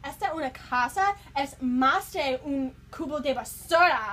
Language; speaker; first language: Spanish; non-native, learner; English